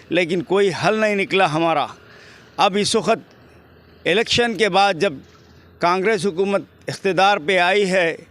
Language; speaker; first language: Urdu; native; Urdu